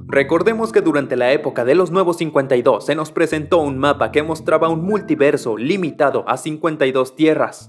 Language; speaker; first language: Spanish; native; Spanish